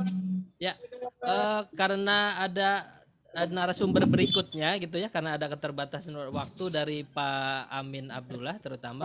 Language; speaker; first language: Indonesian; native; Indonesian